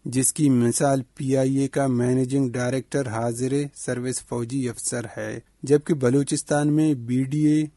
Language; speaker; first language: Urdu; non-native, local second language; Baluchi